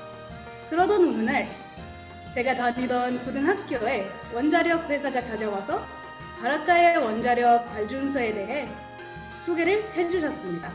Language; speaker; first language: Korean; non-native, fluent; Arabic